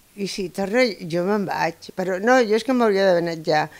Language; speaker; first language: Catalan; non-native, local second language; Spanish